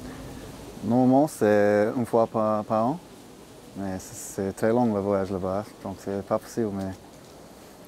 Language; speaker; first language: French; non-native, learner; English